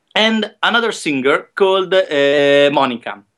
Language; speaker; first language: English; non-native, learner; Italian